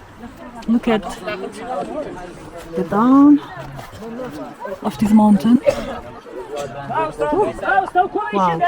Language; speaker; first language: English; non-native, learner; Kurdish